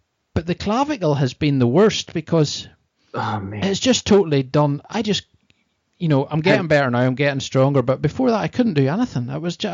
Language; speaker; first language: English; native; English